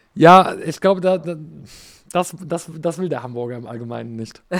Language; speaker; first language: German; early bilingual, other home language; English